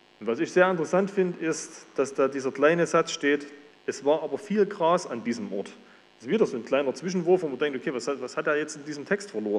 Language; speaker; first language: German; native; German